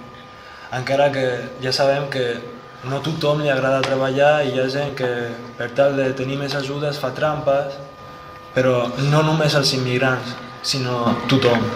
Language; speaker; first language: Catalan; early bilingual, other home language; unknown